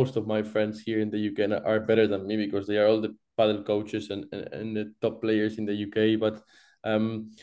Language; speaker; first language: English; non-native, fluent; Spanish